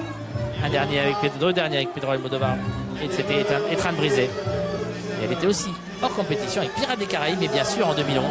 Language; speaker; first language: French; native; French